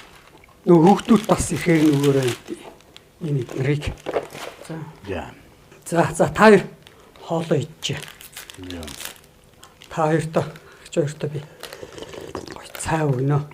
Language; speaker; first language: Mongolian; native; Mongolian